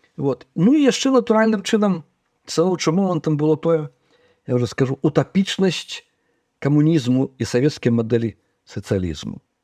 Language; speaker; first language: Belarusian; native; Belarusian